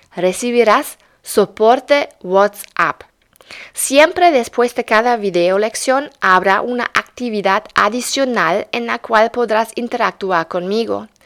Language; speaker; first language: Spanish; non-native, fluent; German